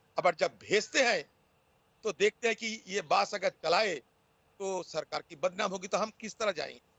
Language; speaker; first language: Hindi; non-native, local second language; Bangla